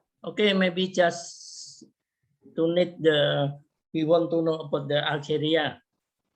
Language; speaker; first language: English; non-native, learner; Indonesian